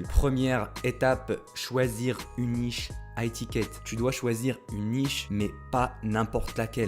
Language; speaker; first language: French; native; French